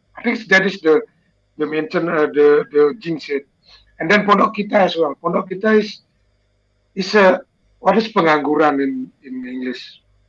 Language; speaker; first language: English; non-native, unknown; Indonesian